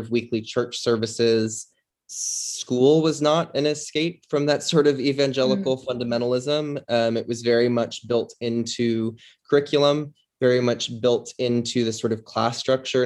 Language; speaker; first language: English; native; English